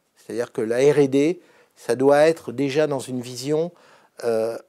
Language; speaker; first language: French; native; French